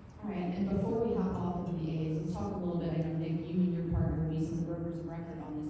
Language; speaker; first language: English; native; English